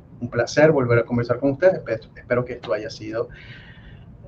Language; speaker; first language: Spanish; native; Spanish